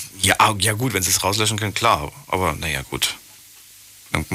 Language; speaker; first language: German; native; German